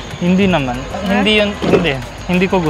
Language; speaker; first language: Filipino; non-native, learner; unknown